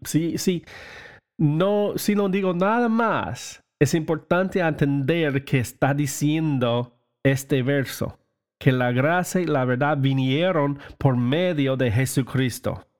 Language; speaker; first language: Spanish; non-native, learner; English